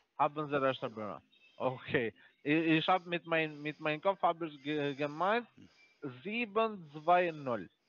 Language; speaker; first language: German; non-native, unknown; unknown